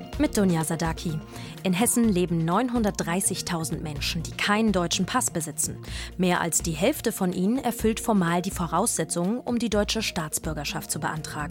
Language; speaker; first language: German; native; German